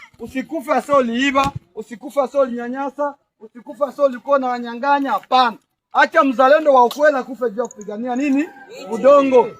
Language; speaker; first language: Swahili; native; Swahili